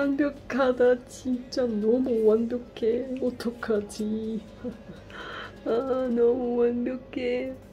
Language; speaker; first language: Korean; non-native, learner; Kazakh